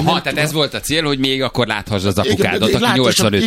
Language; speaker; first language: Hungarian; native; Hungarian